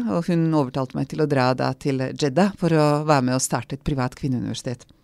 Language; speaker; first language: Norwegian; non-native, fluent; Hungarian